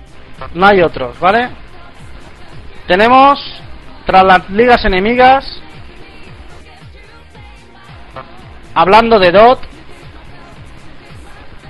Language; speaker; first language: Spanish; native; Spanish